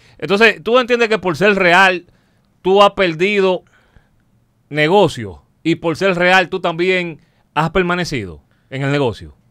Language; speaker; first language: Spanish; native; Spanish